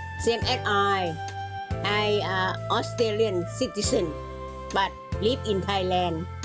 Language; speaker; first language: English; non-native, learner; Thai